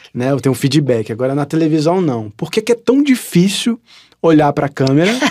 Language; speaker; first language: Portuguese; native; Portuguese